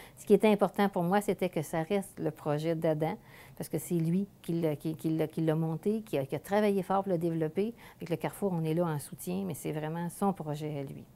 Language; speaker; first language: French; native; French